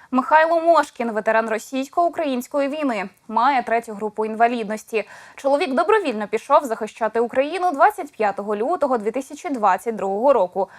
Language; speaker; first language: Ukrainian; native; Ukrainian